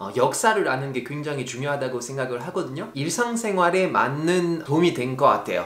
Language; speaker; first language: Korean; non-native, fluent; French